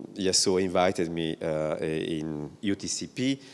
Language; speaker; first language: English; non-native, fluent; Bulgarian